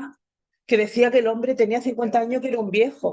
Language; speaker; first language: Spanish; native; Spanish